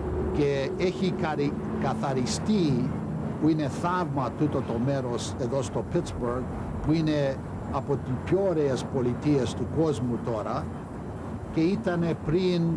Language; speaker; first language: Greek; early bilingual, heritage; Greek